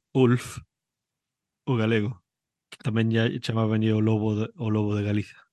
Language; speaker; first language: Galician; native; Galician